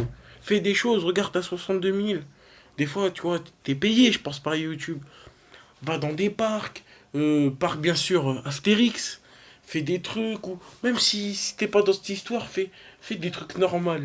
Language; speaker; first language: French; native; French